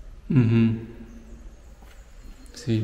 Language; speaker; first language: Spanish; non-native, learner; Vietnamese